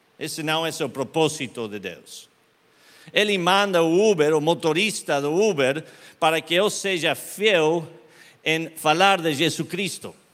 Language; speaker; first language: Portuguese; non-native, learner; Spanish